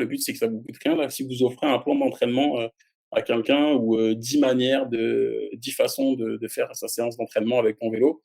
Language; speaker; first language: French; native; French